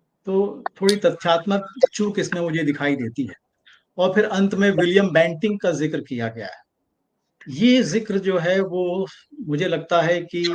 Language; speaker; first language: Hindi; native; Hindi